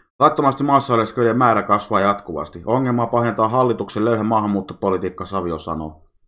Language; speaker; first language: Finnish; native; Finnish